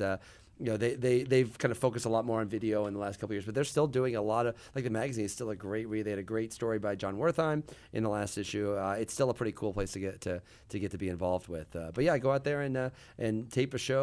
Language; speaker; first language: English; native; English